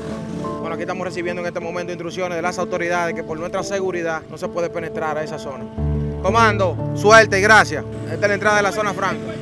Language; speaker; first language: Spanish; native; Spanish